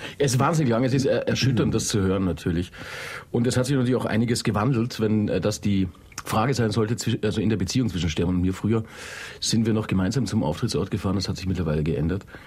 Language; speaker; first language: German; native; German